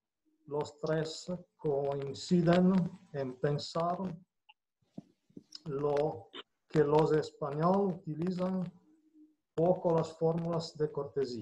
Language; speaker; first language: Spanish; non-native, learner; Italian